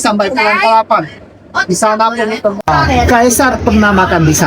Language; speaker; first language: Indonesian; non-native, learner; Chinese